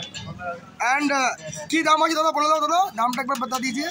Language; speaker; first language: Hindi; non-native, local second language; Bangla